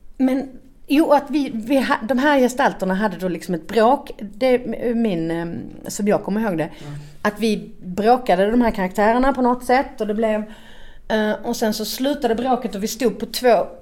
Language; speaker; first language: Swedish; native; Swedish